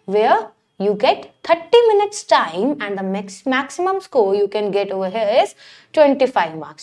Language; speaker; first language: English; non-native, local second language; Hindi